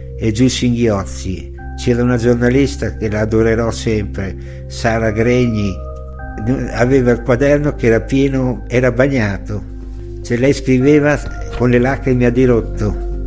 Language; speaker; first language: Italian; native; Italian